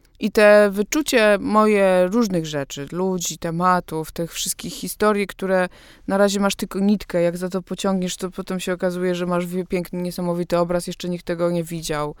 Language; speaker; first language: Polish; native; Polish